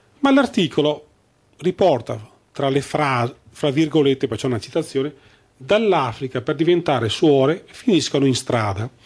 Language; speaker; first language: Italian; native; Italian